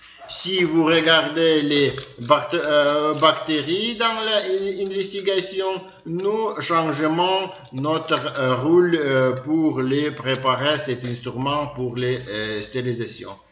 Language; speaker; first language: French; non-native, learner; Ukrainian